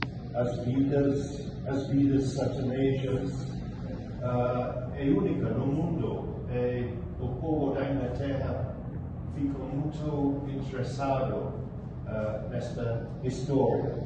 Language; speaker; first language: Portuguese; non-native, fluent; English